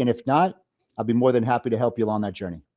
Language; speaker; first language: English; native; English